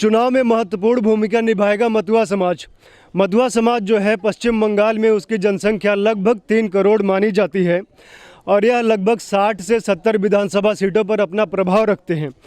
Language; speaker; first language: Hindi; native; Hindi